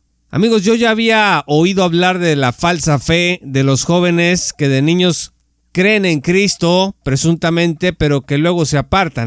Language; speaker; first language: Spanish; native; Spanish